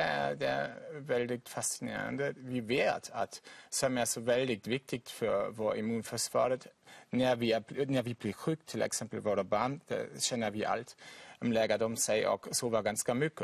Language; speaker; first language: Swedish; non-native, fluent; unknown